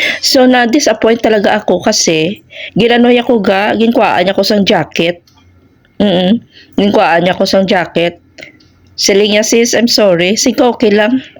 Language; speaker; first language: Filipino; non-native, local second language; Hiligaynon